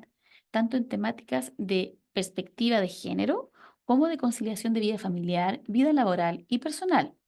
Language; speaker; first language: Spanish; native; Spanish